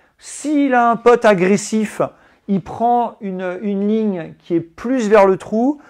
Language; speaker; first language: French; native; French